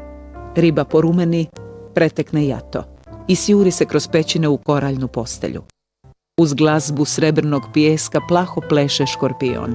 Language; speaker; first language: Bosnian; native; Bosnian